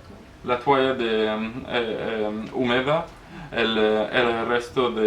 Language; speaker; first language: Spanish; non-native, learner; French